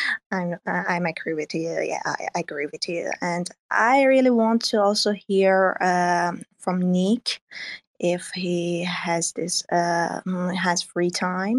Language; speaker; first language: English; non-native, fluent; Persian